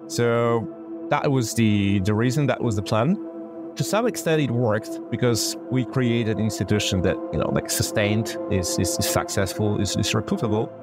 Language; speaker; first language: English; non-native, fluent; Polish